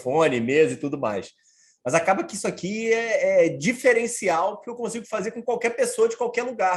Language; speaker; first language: Portuguese; native; Portuguese